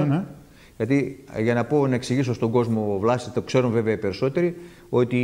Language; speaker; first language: Greek; native; Greek